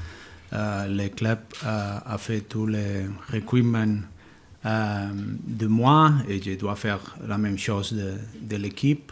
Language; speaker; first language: French; non-native, learner; Spanish